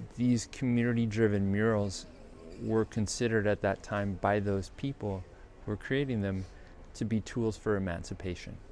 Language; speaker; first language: English; native; English